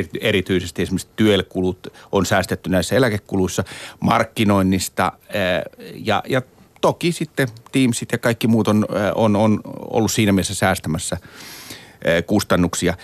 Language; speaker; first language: Finnish; native; Finnish